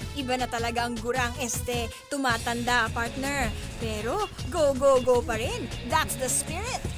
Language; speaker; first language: Filipino; native; Filipino